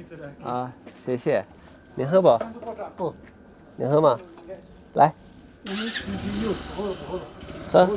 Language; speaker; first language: Chinese; non-native, learner; Turkish